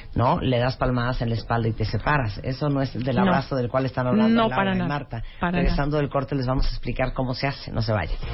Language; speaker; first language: Spanish; native; Spanish